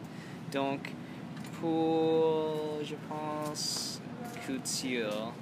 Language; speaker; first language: French; non-native, learner; English